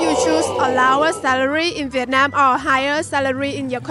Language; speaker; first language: English; non-native, learner; Vietnamese